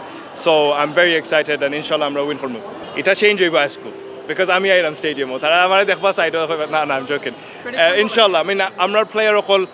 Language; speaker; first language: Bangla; early bilingual, heritage; Sylheti